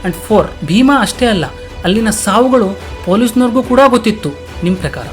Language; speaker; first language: Kannada; non-native, local second language; Lambadi